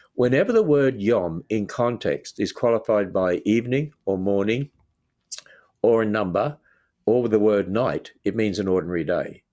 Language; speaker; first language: English; native; English